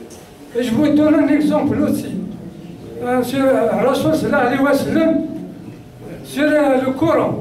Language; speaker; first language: French; non-native, local second language; Kabyle